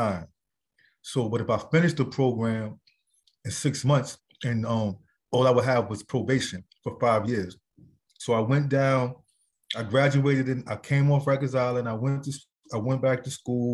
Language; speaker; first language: English; native; English